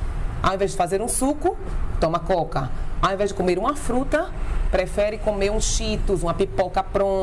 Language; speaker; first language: Portuguese; native; Portuguese